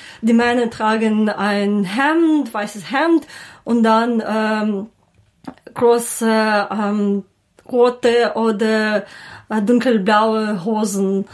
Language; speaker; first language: German; non-native, learner; Ukrainian